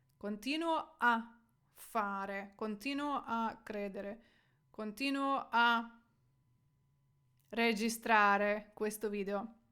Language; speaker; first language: Italian; non-native, fluent; Ukrainian